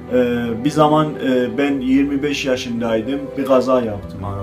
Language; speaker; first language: Turkish; non-native, learner; Azerbaijani